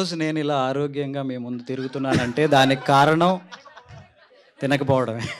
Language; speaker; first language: Telugu; native; Telugu